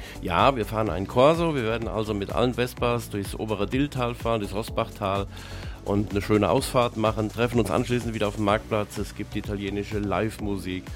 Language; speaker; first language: German; native; German